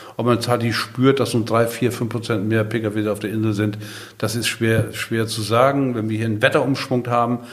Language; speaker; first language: German; native; German